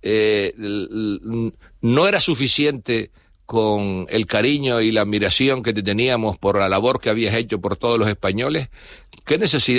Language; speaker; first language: Spanish; native; Spanish